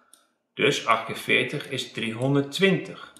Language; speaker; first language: Dutch; native; Dutch